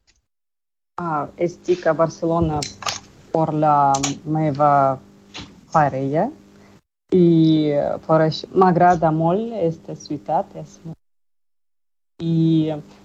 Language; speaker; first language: Catalan; non-native, learner; Spanish